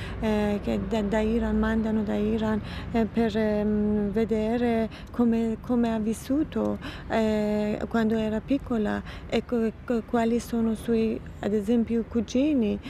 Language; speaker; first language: Italian; non-native, fluent; Persian